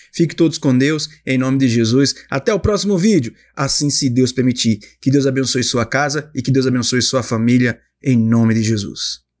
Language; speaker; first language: Portuguese; native; Portuguese